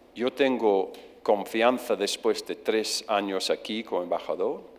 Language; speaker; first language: Spanish; non-native, fluent; English